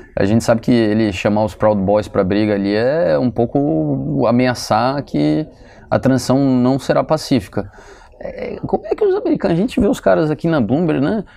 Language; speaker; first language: Portuguese; native; Portuguese